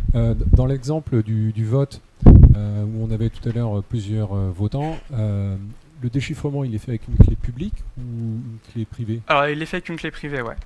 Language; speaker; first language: French; native; French